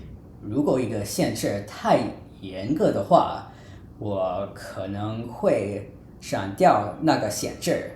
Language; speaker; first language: Chinese; non-native, fluent; English